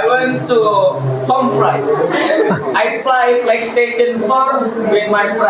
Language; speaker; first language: English; non-native, learner; Indonesian